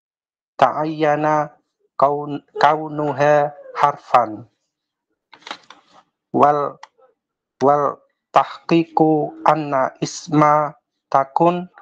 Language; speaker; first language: Arabic; non-native, learner; Indonesian